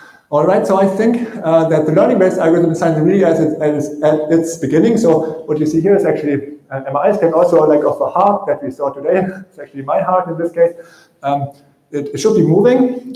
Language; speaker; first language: English; non-native, fluent; German